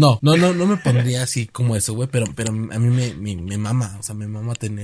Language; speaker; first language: Spanish; native; Spanish